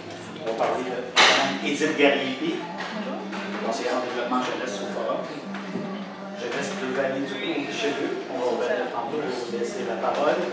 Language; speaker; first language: French; native; French